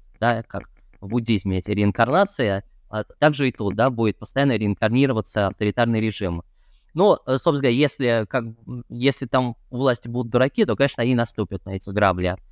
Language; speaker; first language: Russian; native; Russian